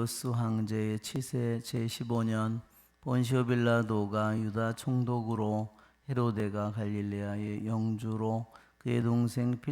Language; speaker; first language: Korean; native; Korean